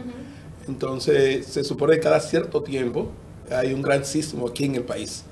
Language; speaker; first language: Spanish; native; Spanish